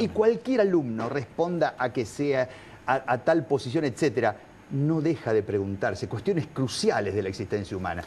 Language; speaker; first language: Spanish; native; Spanish